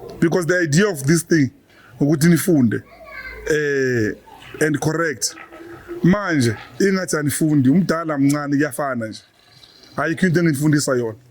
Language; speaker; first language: Zulu; native; Zulu